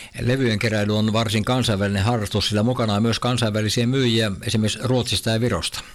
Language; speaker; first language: Finnish; native; Finnish